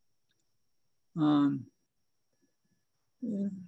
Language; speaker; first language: English; native; English